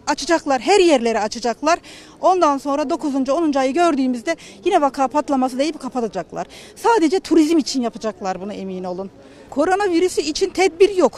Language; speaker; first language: Turkish; native; Turkish